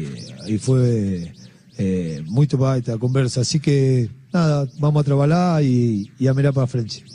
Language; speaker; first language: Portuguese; non-native, learner; Spanish